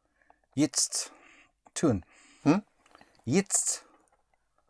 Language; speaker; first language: German; non-native, learner; English